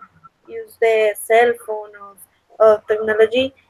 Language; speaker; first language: English; non-native, learner; Spanish